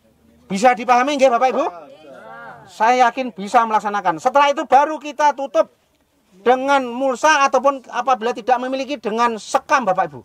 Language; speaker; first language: Indonesian; non-native, local second language; Javanese